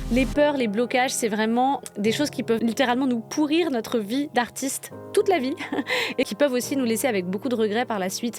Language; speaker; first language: French; native; French